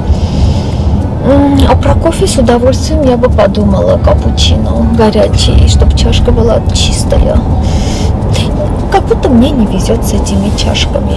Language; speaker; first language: Russian; non-native, local second language; Armenian